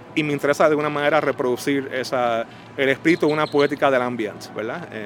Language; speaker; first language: Spanish; early bilingual, heritage; Spanish